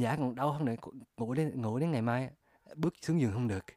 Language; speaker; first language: Vietnamese; early bilingual, other home language; English